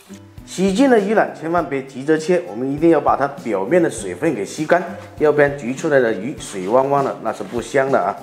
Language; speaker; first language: Chinese; non-native, local second language; Hakka Chinese